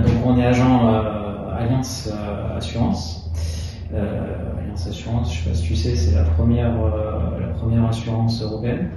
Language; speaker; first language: French; native; French